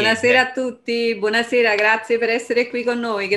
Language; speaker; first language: Italian; native; Italian